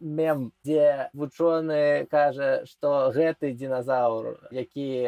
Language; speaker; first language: Belarusian; non-native, local second language; Russian